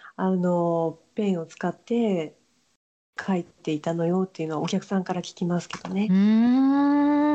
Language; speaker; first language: Japanese; native; Japanese